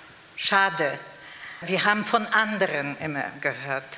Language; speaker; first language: German; non-native, fluent; Polish